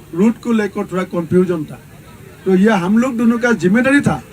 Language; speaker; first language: Hindi; non-native, local second language; Assamese